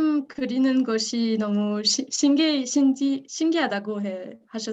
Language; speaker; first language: Korean; non-native, learner; French